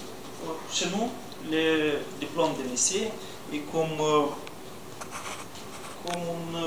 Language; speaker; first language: French; non-native, learner; Romanian